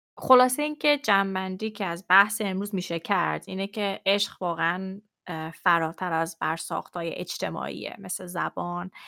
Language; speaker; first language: Persian; native; Persian